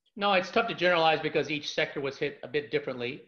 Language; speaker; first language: English; native; English